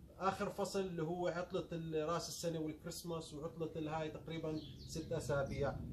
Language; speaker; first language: Arabic; native; Arabic